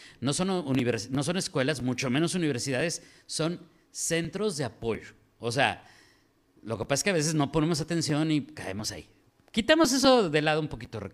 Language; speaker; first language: Spanish; native; Spanish